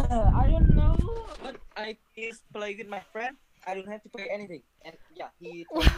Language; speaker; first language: English; non-native, learner; Vietnamese